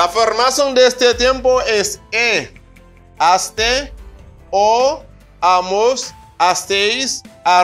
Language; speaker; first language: Spanish; non-native, fluent; Haitian Creole